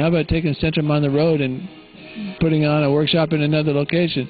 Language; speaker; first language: English; native; English